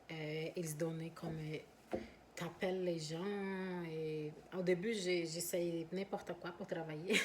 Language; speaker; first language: French; non-native, fluent; Portuguese